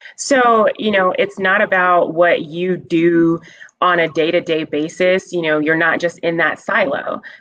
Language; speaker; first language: English; native; English